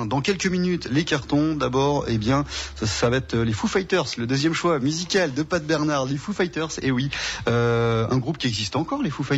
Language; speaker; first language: French; native; French